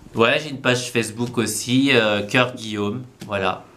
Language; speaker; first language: French; native; French